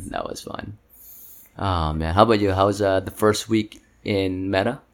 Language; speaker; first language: English; non-native, local second language; Filipino